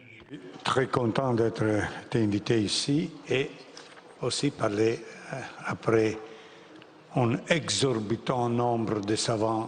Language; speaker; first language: French; non-native, fluent; Italian